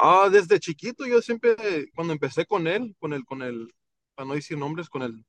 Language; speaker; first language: Spanish; early bilingual, heritage; Spanish